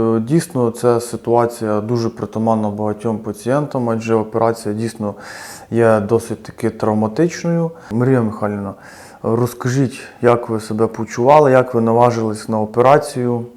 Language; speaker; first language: Ukrainian; native; Ukrainian